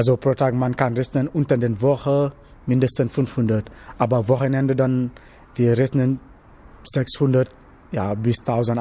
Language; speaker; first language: German; non-native, learner; Wolof